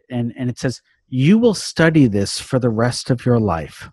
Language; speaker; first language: English; native; English